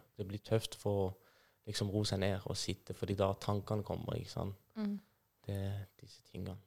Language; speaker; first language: Norwegian; non-native, fluent; Persian